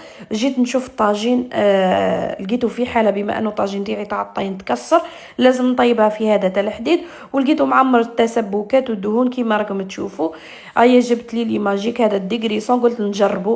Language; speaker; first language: Arabic; native; Arabic